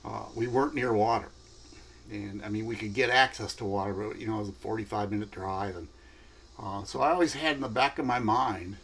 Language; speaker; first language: English; native; English